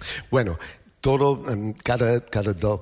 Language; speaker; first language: Spanish; non-native, learner; English